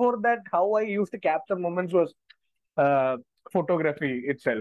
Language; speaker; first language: English; non-native, local second language; Malayalam